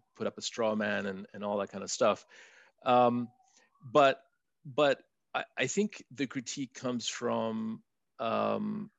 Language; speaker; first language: English; non-native, fluent; Spanish